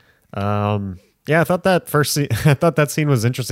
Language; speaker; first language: English; native; English